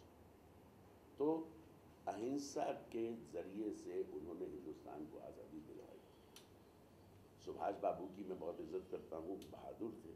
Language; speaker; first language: Hindi; native; Hindi